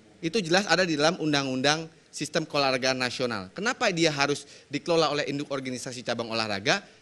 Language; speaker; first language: Indonesian; native; Indonesian